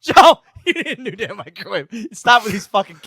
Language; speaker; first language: English; native; English